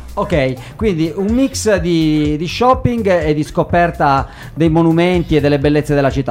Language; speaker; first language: Italian; native; Italian